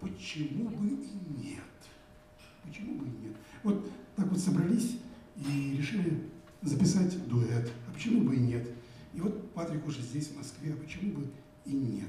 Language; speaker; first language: Russian; native; Russian